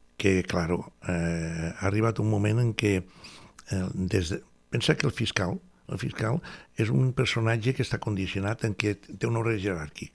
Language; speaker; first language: Catalan; native; Catalan